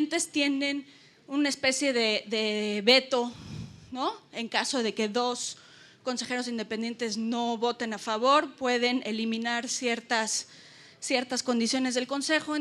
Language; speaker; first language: Spanish; native; Spanish